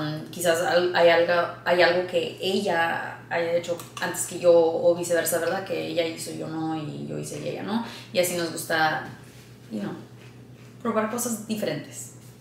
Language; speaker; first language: Spanish; early bilingual, heritage; Spanish